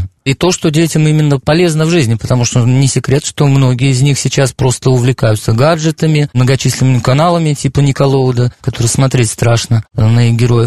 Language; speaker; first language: Russian; native; Russian